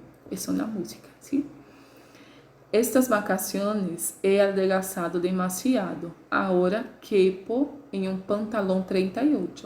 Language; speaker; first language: Spanish; non-native, learner; Portuguese